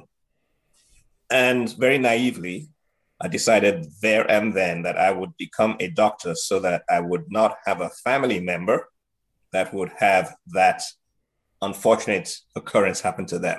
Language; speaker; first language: English; non-native, local second language; Yoruba